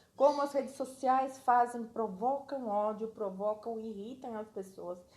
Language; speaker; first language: Portuguese; non-native, fluent; Spanish